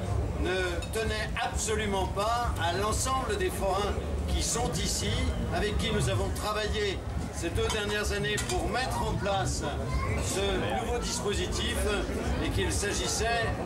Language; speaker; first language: French; native; French